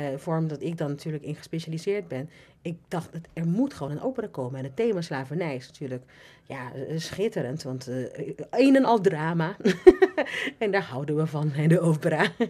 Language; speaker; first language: Dutch; non-native, local second language; Papiamento